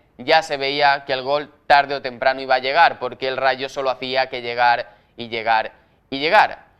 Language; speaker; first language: Spanish; native; Spanish